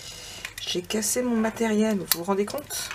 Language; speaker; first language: French; native; French